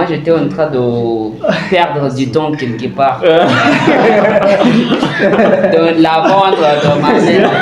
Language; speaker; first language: French; non-native, fluent; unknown